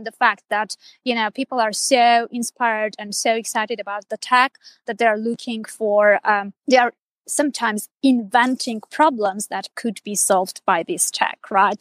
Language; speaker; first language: English; non-native, fluent; Armenian